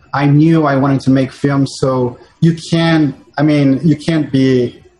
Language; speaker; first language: English; non-native, fluent; Portuguese